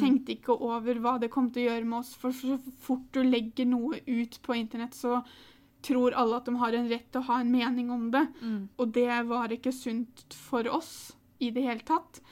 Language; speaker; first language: Norwegian; native; Norwegian